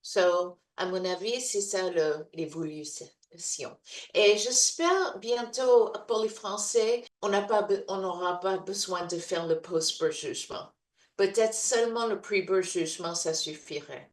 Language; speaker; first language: French; non-native, learner; English